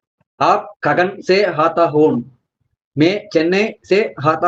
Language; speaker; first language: Hindi; non-native, learner; Tamil